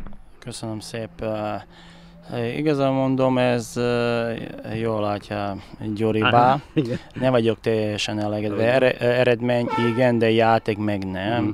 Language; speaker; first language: Hungarian; non-native, learner; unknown